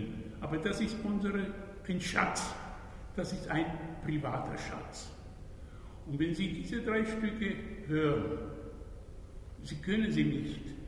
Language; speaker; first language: German; non-native, fluent; Spanish